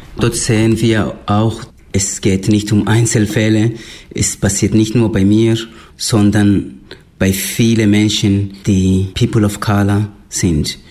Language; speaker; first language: German; non-native, fluent; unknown